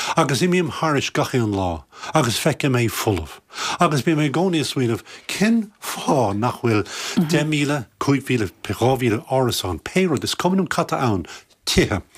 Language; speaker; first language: Irish; native; Irish